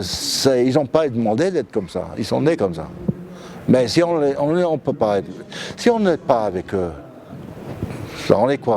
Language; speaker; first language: French; non-native, fluent; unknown